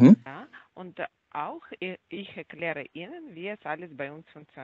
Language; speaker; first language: German; non-native, learner; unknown